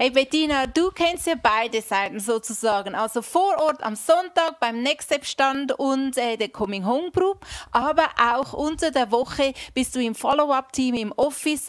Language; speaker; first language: German; native; German